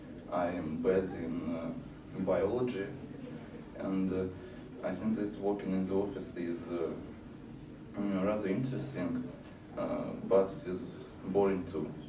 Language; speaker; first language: English; non-native, learner; Russian